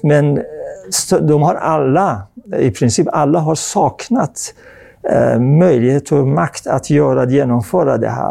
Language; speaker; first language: Swedish; non-native, fluent; Persian